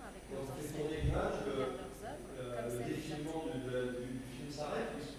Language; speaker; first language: French; native; French